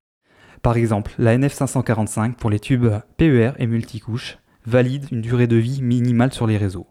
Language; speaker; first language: French; native; French